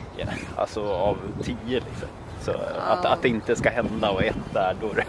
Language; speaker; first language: Swedish; native; Swedish